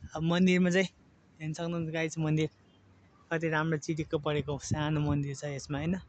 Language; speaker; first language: Nepali; non-native, local second language; Eastern Tamang